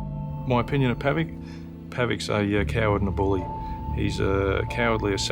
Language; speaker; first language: English; native; English